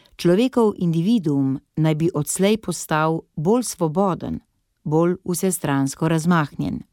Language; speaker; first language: Slovenian; native; Slovenian